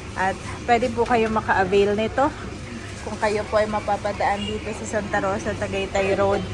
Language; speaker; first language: Filipino; native; Filipino